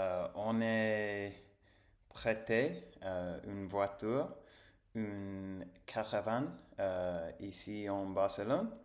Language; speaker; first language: French; non-native, learner; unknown